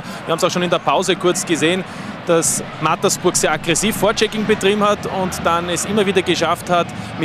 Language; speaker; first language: German; native; German